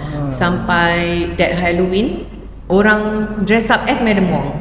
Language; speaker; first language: English; non-native, local second language; Malay